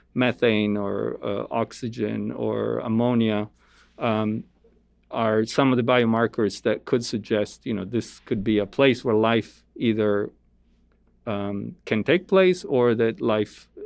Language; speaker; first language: English; non-native, fluent; Italian